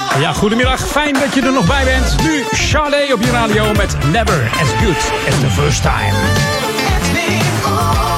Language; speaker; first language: Dutch; native; Dutch